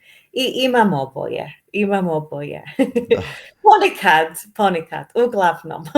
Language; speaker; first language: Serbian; non-native, learner; English